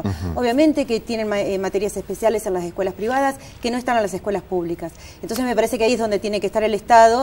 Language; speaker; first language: Spanish; native; Spanish